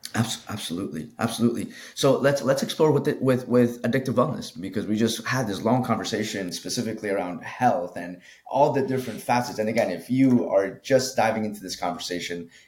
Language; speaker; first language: English; early bilingual, other home language; Spanish